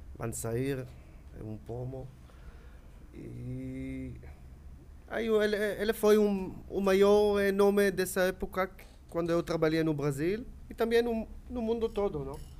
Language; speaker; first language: Portuguese; non-native, learner; Hebrew